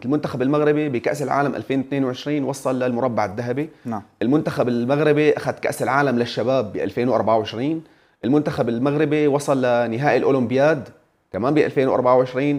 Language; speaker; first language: Arabic; native; Arabic